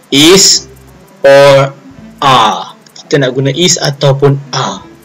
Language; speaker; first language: English; non-native, local second language; Malay